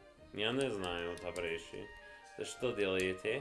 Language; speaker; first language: Russian; non-native, learner; English